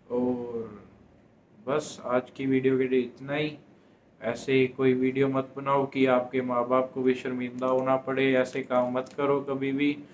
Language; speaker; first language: Hindi; non-native, local second language; Punjabi